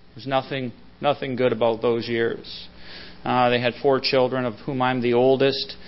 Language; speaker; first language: English; native; English